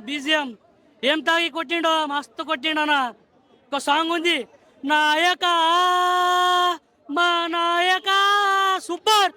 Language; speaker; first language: Telugu; native; Telugu